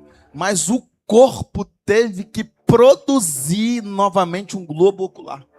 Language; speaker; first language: Portuguese; native; Portuguese